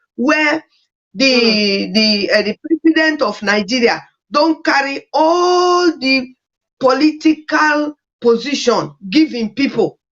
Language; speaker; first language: Nigerian Pidgin; non-native, local second language; English